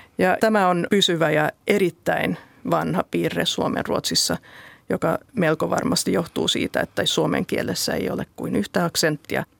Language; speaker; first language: Finnish; non-native, local second language; Swedish